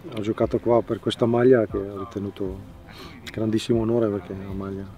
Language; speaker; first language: Italian; non-native, fluent; Czech